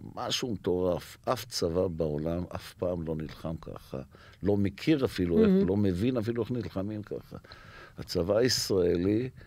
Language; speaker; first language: Hebrew; native; Hebrew